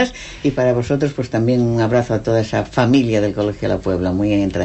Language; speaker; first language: Spanish; native; Spanish